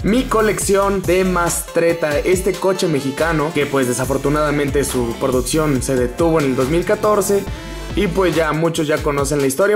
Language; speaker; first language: Spanish; native; Spanish